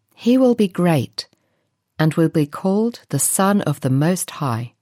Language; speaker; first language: English; native; English